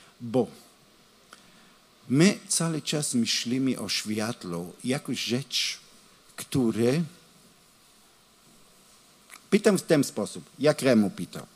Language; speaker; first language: Polish; non-native, learner; Hebrew